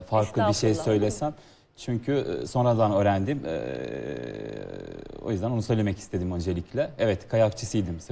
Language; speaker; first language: Turkish; non-native, fluent; Serbian